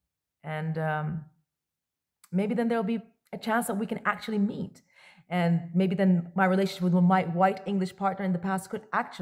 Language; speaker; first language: English; non-native, local second language; Arabic